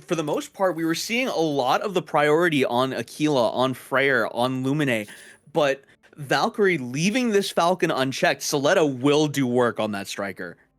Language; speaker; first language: English; native; English